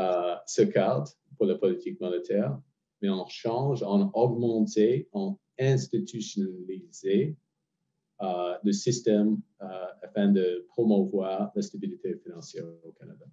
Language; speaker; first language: French; non-native, fluent; English